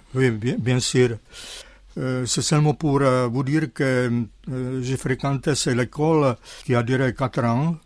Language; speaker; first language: French; non-native, fluent; Czech